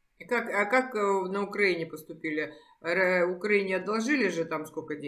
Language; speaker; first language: Russian; native; Russian